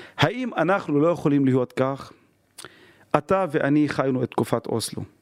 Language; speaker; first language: Hebrew; non-native, local second language; Arabic